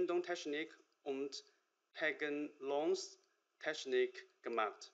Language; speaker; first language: German; non-native, learner; Chinese